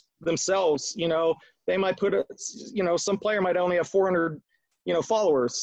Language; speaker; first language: English; native; English